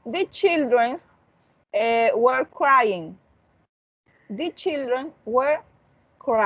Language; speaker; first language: English; non-native, learner; Spanish